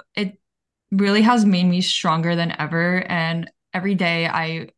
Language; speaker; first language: English; early bilingual, other home language; Bulgarian